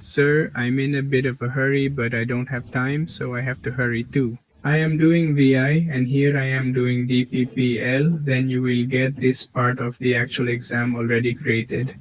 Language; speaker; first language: English; non-native, learner; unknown